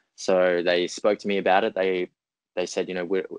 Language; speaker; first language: English; native; English